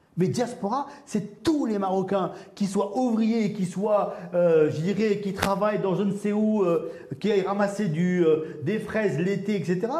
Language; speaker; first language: French; early bilingual, other home language; Arabic